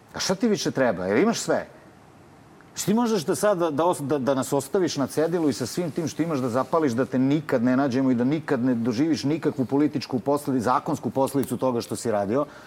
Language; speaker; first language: Serbian; native; Serbian